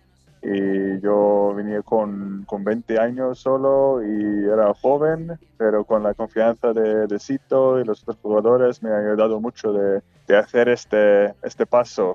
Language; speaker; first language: Spanish; non-native, fluent; Swedish